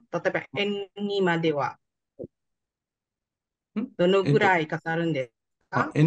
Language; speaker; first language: Japanese; non-native, fluent; Indonesian